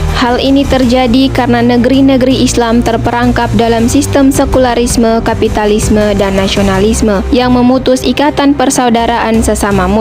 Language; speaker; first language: Indonesian; native; Indonesian